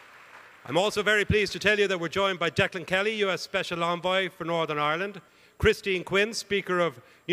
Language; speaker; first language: English; native; English